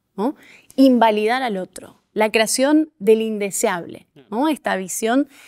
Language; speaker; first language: Spanish; native; Spanish